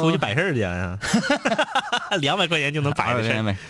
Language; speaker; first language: Chinese; native; Chinese